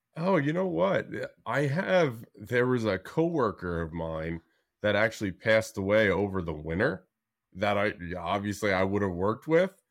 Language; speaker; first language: English; native; English